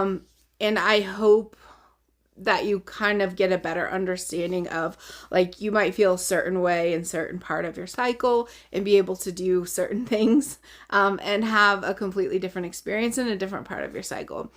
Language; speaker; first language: English; native; English